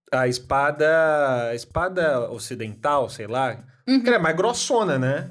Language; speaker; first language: Portuguese; native; Portuguese